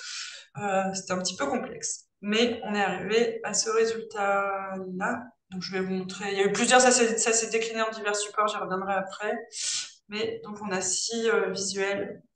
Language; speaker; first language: French; native; French